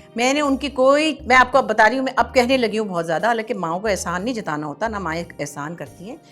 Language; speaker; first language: Urdu; non-native, local second language; Punjabi